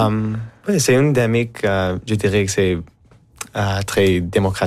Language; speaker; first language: French; non-native, fluent; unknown